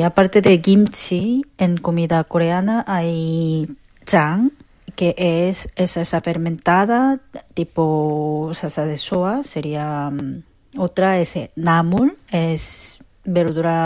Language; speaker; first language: Spanish; non-native, fluent; Korean